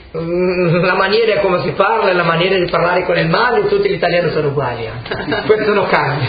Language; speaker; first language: Italian; non-native, fluent; Portuguese